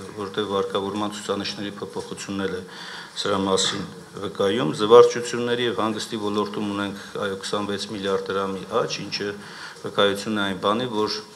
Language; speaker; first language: Armenian; native; Armenian